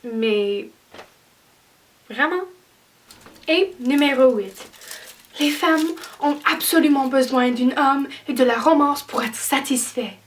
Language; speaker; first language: French; non-native, learner; English